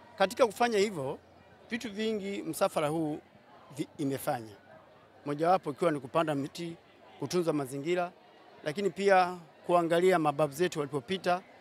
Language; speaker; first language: Swahili; non-native, local second language; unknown